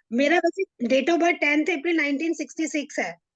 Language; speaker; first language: Hindi; native; Hindi